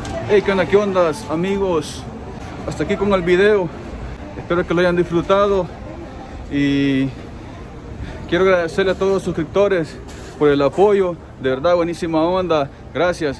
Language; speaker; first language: Spanish; native; Spanish